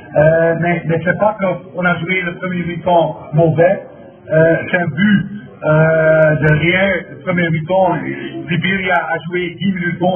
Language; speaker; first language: French; non-native, fluent; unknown